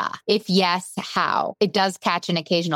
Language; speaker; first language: English; native; English